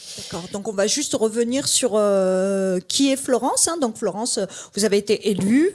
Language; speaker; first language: French; native; French